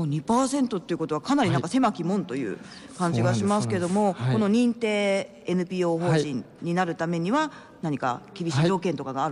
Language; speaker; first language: Japanese; native; Japanese